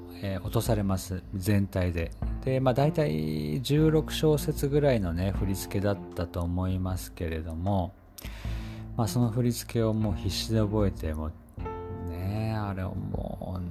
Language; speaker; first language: Japanese; native; Japanese